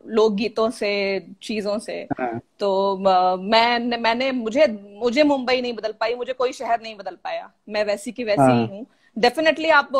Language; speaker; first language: Hindi; non-native, local second language; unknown